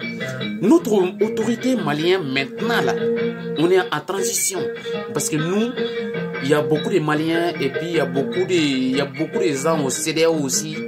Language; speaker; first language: French; non-native, learner; Bambara